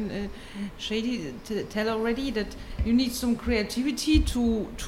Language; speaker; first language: English; non-native, fluent; German